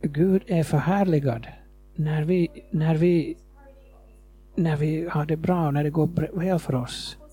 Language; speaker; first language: Swedish; non-native, fluent; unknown